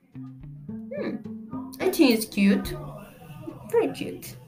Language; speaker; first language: English; non-native, learner; Spanish